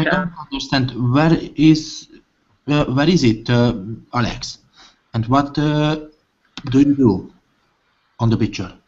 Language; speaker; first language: English; non-native, learner; Hungarian